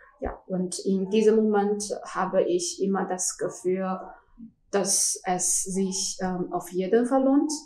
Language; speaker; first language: German; non-native, learner; Chinese